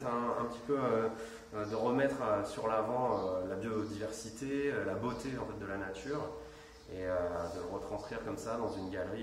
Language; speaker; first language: French; native; French